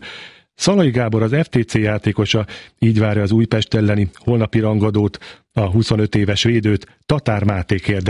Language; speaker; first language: Hungarian; native; Hungarian